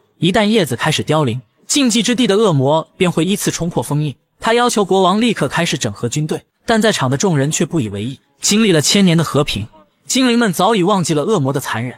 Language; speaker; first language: Chinese; native; Chinese